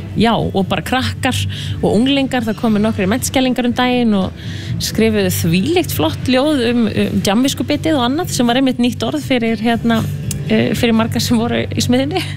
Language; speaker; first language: Icelandic; native; Icelandic